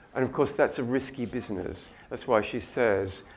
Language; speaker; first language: English; native; English